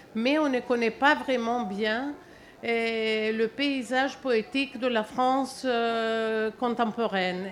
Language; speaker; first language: French; non-native, fluent; Greek